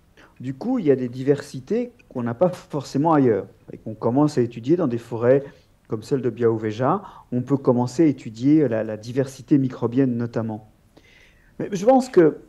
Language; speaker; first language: French; native; French